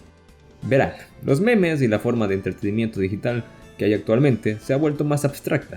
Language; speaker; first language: Spanish; native; Spanish